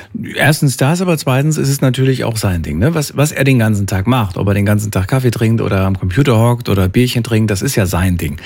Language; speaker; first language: German; native; German